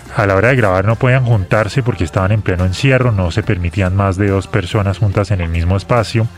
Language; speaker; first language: Spanish; native; Spanish